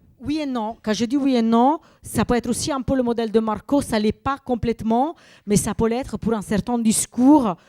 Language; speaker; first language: French; non-native, fluent; Italian